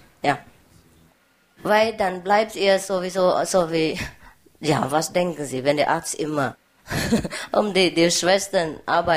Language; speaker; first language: German; non-native, learner; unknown